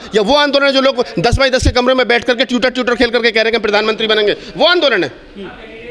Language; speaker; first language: Hindi; native; Hindi